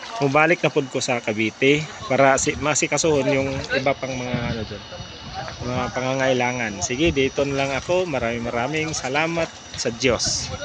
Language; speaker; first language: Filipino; non-native, local second language; Cebuano